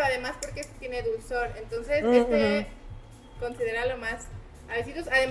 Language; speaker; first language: Spanish; native; Spanish